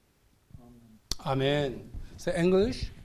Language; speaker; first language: German; non-native, learner; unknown